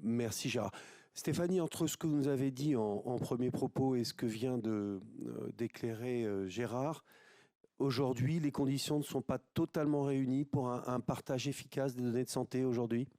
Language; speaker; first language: French; native; French